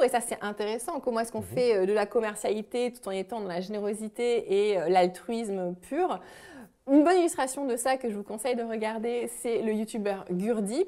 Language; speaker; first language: French; native; French